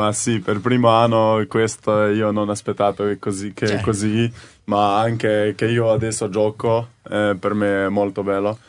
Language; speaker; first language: Italian; non-native, learner; Slovenian